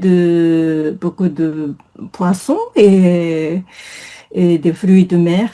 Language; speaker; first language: French; non-native, fluent; Japanese